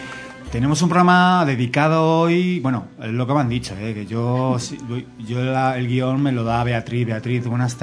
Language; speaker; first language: Spanish; native; Spanish